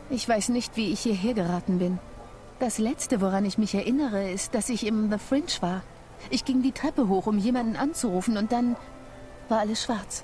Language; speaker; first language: German; native; German